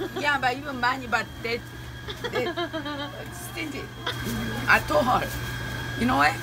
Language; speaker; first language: English; non-native, learner; Korean